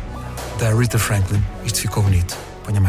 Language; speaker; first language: Portuguese; native; Portuguese